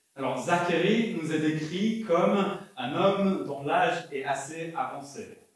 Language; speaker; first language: French; non-native, fluent; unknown